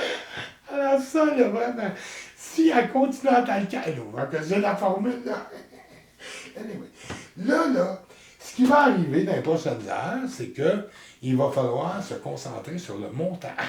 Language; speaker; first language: French; native; French